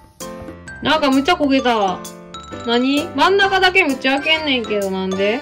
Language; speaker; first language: Japanese; native; Japanese